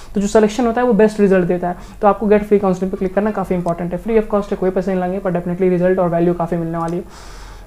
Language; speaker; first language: Hindi; native; Hindi